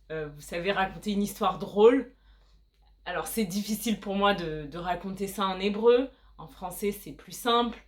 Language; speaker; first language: French; native; French